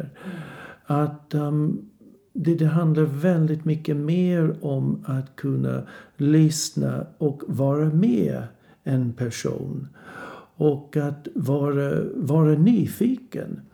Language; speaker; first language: Swedish; non-native, fluent; English